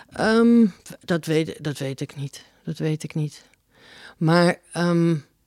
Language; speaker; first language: Dutch; early bilingual, other home language; Spanish